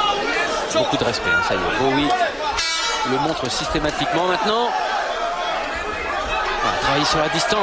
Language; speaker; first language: French; native; French